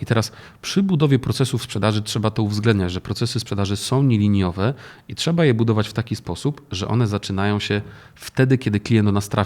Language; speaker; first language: Polish; native; Polish